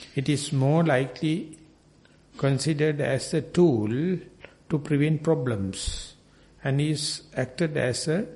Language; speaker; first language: English; non-native, local second language; Sinhala